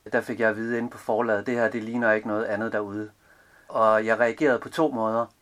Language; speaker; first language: Danish; early bilingual, other home language; Serbian